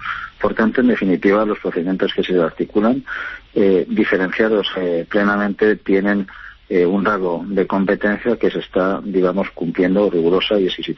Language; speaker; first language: Spanish; native; Spanish